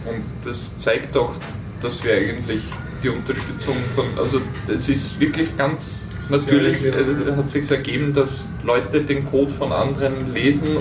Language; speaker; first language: German; native; German